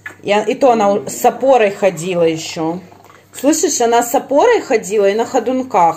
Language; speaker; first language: Russian; native; Russian